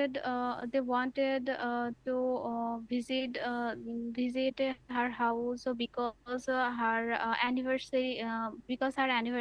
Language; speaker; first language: English; non-native, learner; Bangla